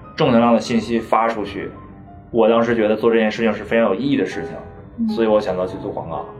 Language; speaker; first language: Chinese; native; Chinese